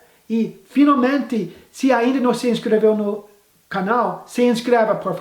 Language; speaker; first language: Portuguese; non-native, fluent; English